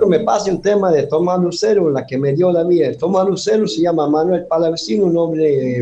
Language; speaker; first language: Spanish; native; Spanish